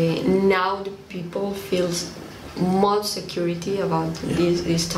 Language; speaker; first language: English; non-native, learner; Spanish